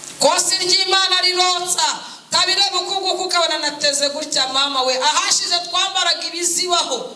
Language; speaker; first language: Kinyarwanda; native; Kinyarwanda